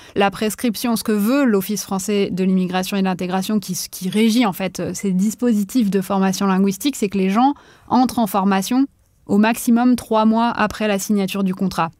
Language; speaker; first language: French; native; French